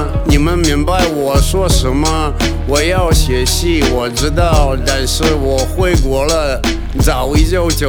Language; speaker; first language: Chinese; non-native, learner; Russian